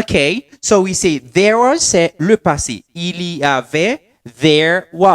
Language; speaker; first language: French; non-native, local second language; Haitian Creole